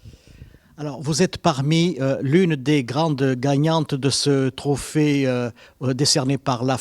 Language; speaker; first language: French; native; French